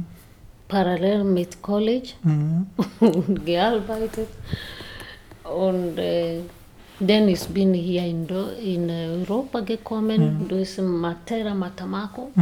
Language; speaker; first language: German; non-native, learner; Swahili